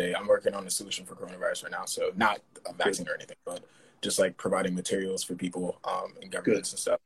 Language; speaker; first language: English; native; English